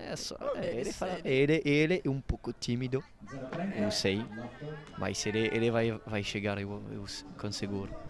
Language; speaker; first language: Portuguese; non-native, learner; Italian